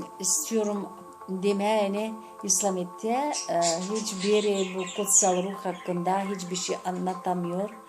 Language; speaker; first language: Turkish; non-native, fluent; Gagauz